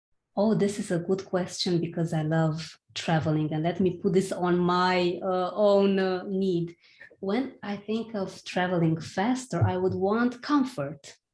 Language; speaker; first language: English; non-native, fluent; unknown